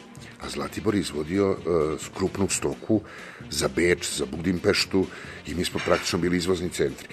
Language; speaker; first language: Serbian; native; Serbian